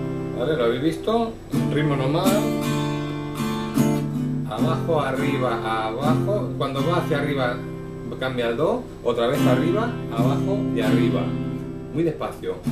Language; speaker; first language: Spanish; native; Spanish